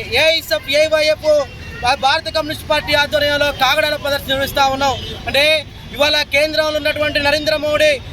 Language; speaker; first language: Telugu; native; Telugu